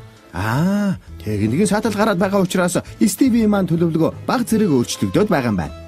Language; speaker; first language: Mongolian; native; Mongolian